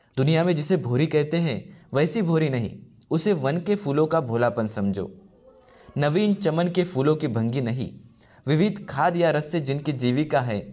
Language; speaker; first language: Hindi; non-native, local second language; Marathi